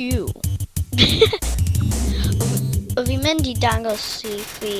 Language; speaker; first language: Welsh; non-native, local second language; English